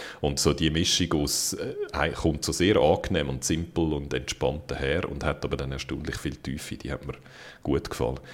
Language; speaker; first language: German; native; German